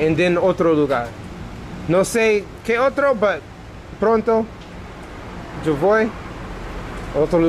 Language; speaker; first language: Spanish; non-native, learner; English